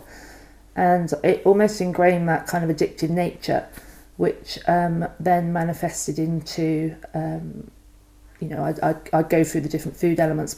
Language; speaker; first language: English; native; English